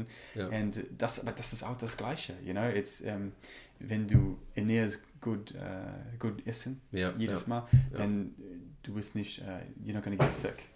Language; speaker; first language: German; non-native, learner; English